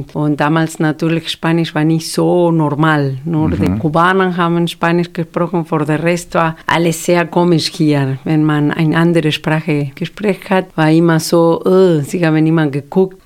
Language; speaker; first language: German; non-native, fluent; Spanish